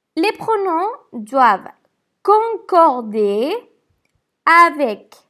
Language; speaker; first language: French; non-native, fluent; Spanish